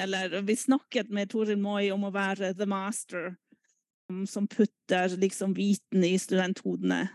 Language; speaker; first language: Norwegian; non-native, fluent; German